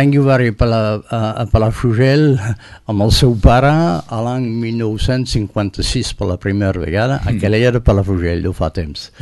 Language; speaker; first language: Catalan; non-native, learner; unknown